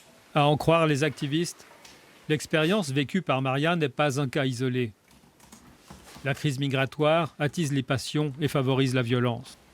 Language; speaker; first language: French; native; French